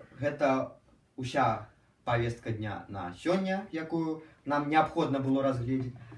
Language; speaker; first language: Belarusian; non-native, local second language; Russian